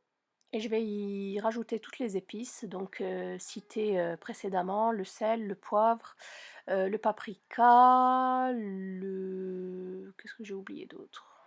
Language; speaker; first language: French; native; French